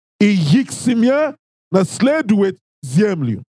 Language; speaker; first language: Russian; non-native, learner; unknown